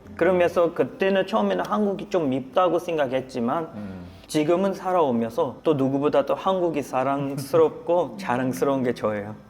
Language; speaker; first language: Korean; non-native, fluent; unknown